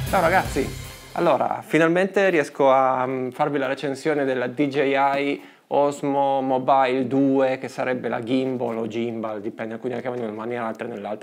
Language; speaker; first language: Italian; native; Italian